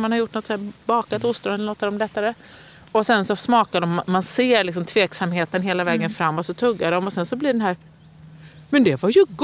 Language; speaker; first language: Swedish; native; Swedish